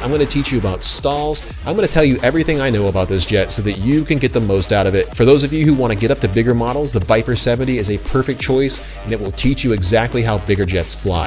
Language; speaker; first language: English; native; English